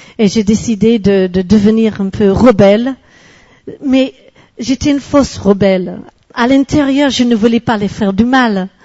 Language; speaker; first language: French; non-native, fluent; English